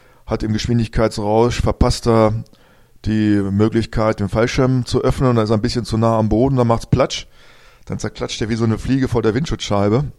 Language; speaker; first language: German; native; German